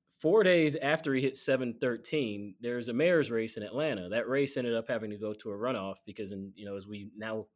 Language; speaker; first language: English; native; English